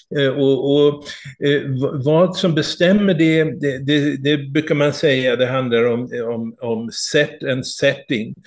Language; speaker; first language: Swedish; native; Swedish